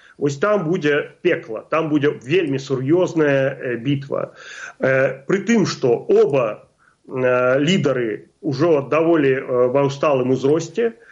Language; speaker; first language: Belarusian; non-native, local second language; Russian